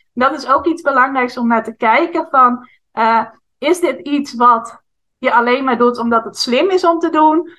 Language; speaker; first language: Dutch; native; Dutch